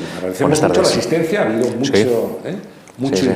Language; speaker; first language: Spanish; native; Spanish